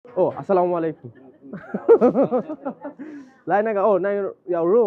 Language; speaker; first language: Chinese; non-native, fluent; Bangla